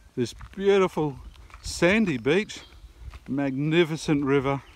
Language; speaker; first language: English; native; English